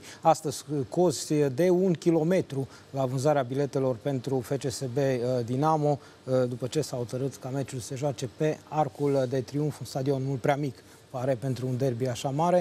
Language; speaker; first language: Romanian; native; Romanian